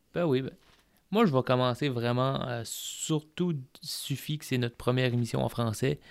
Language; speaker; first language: French; native; French